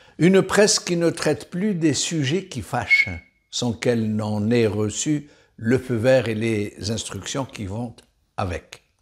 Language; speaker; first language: French; non-native, local second language; Arabic